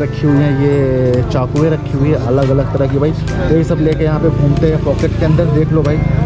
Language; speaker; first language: Hindi; native; Hindi